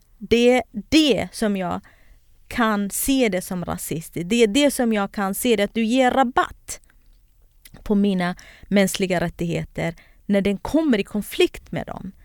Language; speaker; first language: Swedish; non-native, fluent; Kurdish